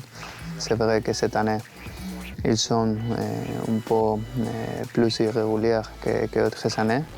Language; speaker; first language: French; non-native, learner; Spanish